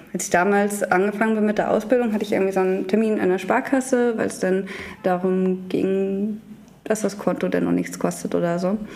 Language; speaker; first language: German; native; German